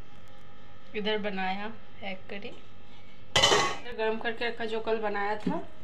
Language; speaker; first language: Hindi; non-native, local second language; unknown